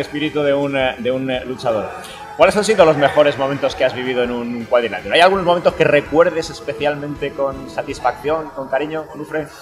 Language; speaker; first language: Spanish; native; Spanish